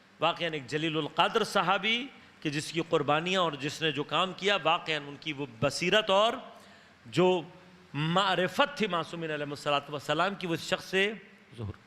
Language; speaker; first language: Urdu; native; Urdu